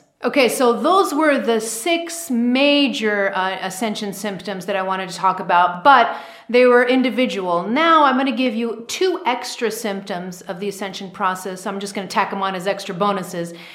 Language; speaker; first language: English; native; English